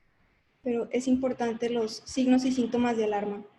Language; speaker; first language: Spanish; native; Spanish